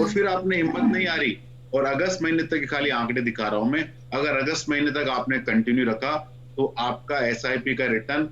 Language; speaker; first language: Hindi; native; Hindi